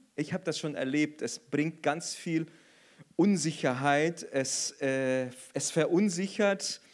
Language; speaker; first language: German; non-native, fluent; Portuguese